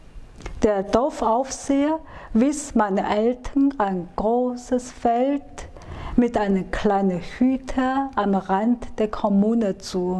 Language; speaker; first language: German; non-native, fluent; Chinese